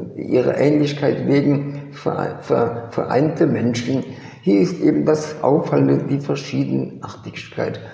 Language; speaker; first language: German; early bilingual, other home language; French